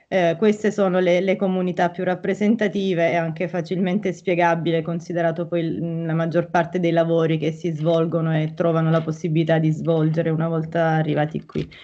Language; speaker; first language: Italian; native; Italian